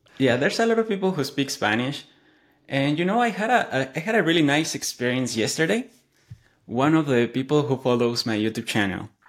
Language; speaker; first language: English; non-native, fluent; Spanish